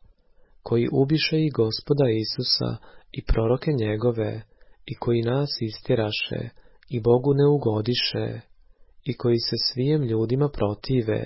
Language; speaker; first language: Croatian; native; Croatian